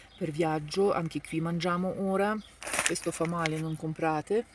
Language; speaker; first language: Italian; non-native, learner; Ukrainian